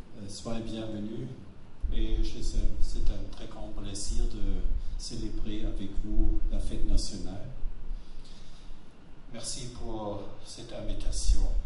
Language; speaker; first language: French; non-native, fluent; German